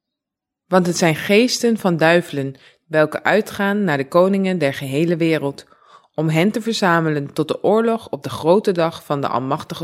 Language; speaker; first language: Dutch; native; Dutch